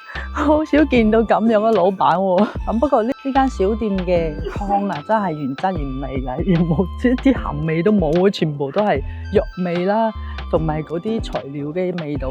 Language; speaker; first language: Chinese; non-native, local second language; Hakka Chinese